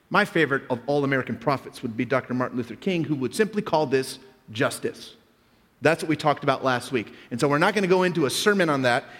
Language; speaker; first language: English; native; English